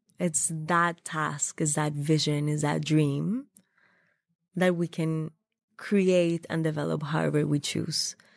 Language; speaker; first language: English; non-native, fluent; Spanish